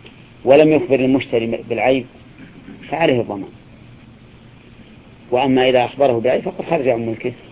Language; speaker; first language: Arabic; native; Arabic